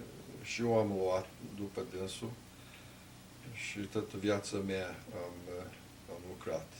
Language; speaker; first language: Romanian; early bilingual, heritage; Romanian